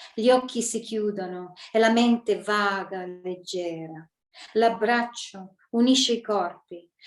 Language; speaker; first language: Italian; early bilingual, other home language; English